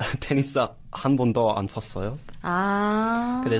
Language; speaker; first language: Korean; non-native, learner; English